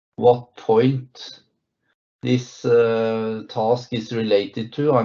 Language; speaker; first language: English; non-native, fluent; Norwegian